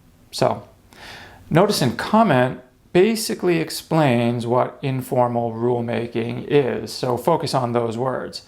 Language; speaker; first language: English; native; English